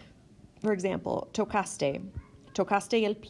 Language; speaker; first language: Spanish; non-native, fluent; English